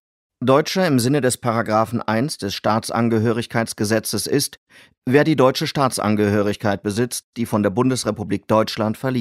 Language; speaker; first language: German; native; German